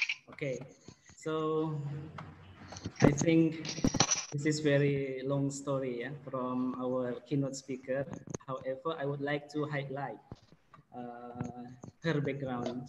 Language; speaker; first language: English; non-native, fluent; Indonesian